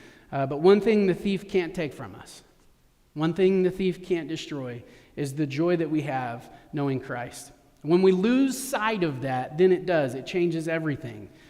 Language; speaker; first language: English; native; English